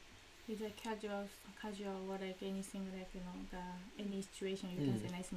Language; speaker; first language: English; non-native, learner; Japanese